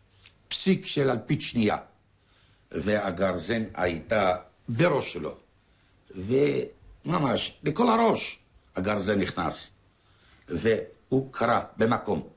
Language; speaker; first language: Hebrew; non-native, fluent; Polish